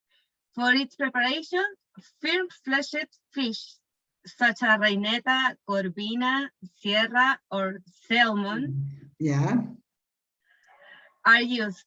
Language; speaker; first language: English; non-native, learner; Spanish